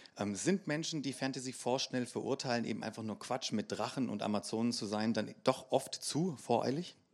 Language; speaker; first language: German; native; German